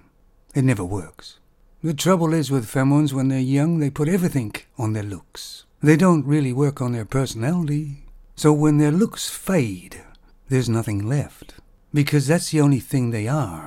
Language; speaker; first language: English; native; English